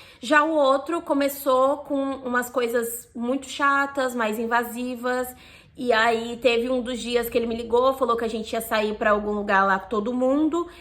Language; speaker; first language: Portuguese; native; Portuguese